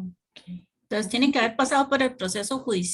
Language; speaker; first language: Spanish; native; Spanish